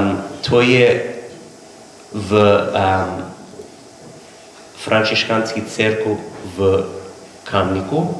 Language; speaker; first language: Slovenian; non-native, learner; English